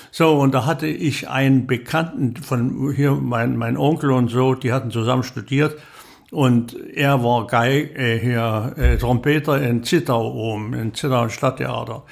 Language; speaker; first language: German; native; German